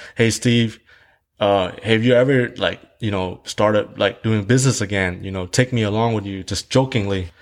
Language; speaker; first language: English; early bilingual, other home language; Vietnamese